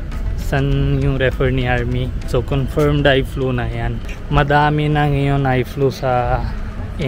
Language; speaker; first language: Filipino; non-native, learner; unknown